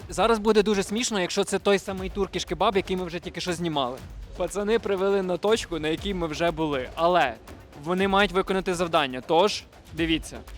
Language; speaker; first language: Ukrainian; native; Ukrainian